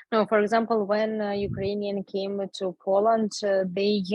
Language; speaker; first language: English; non-native, learner; Ukrainian